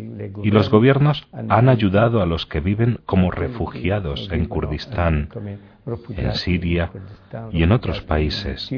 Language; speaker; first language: Spanish; non-native, fluent; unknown